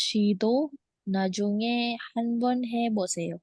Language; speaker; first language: Korean; non-native, learner; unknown